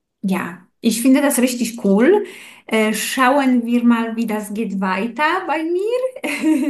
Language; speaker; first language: German; non-native, learner; Polish